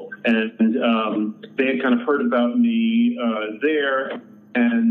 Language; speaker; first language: English; native; English